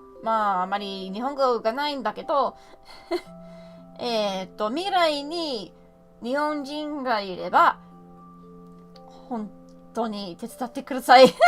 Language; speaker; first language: Japanese; non-native, learner; English